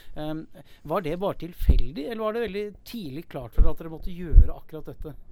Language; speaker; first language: Norwegian; native; Norwegian